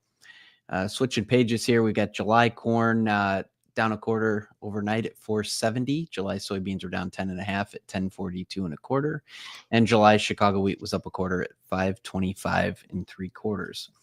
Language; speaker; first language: English; native; English